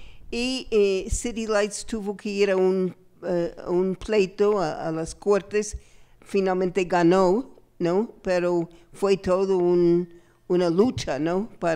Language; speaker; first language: Spanish; non-native, fluent; English